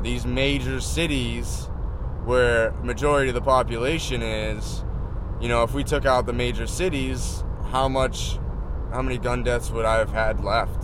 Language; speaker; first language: English; native; English